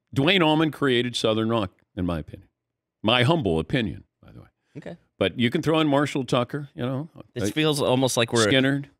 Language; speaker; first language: English; native; English